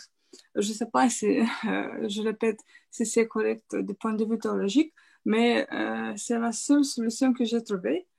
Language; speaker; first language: French; non-native, fluent; Romanian